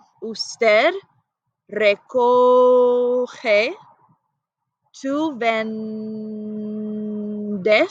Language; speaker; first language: Spanish; non-native, fluent; English